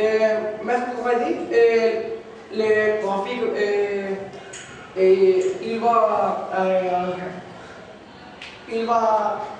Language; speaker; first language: French; non-native, learner; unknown